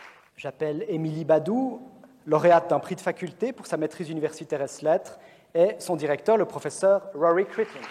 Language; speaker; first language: French; native; French